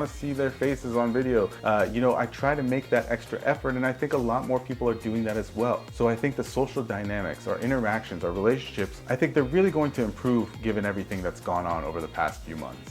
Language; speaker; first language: English; native; English